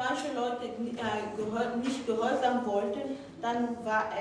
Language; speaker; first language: German; non-native, fluent; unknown